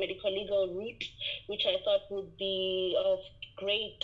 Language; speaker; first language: English; non-native, local second language; Northern Sotho